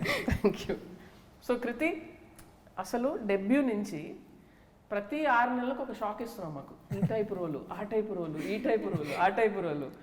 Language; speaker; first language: Telugu; native; Telugu